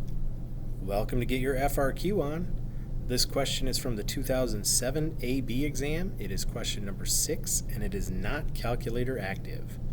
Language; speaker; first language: English; native; English